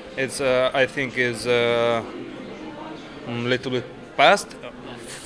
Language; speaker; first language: English; non-native, learner; Ukrainian